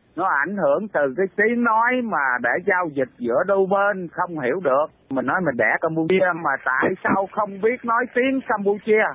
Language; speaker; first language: Vietnamese; native; Vietnamese